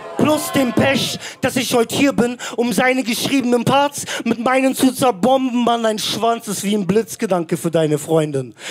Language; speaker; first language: German; early bilingual, other home language; Greek